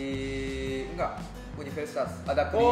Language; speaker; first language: Indonesian; non-native, fluent; Japanese